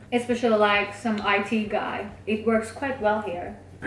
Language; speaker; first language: English; non-native, fluent; Turkish